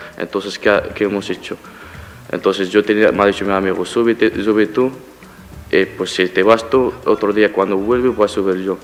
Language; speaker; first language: Spanish; non-native, fluent; Arabic